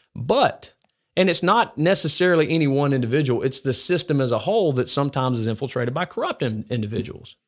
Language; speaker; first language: English; native; English